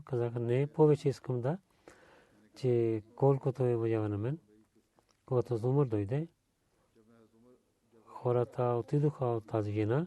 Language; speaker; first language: Bulgarian; non-native, learner; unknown